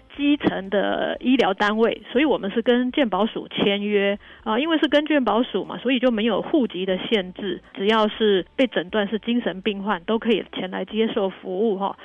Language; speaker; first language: Chinese; native; Chinese